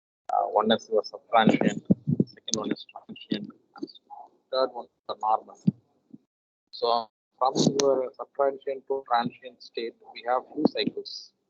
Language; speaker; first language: English; non-native, local second language; Tamil